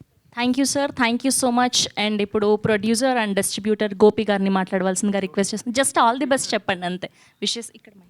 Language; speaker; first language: Telugu; native; Telugu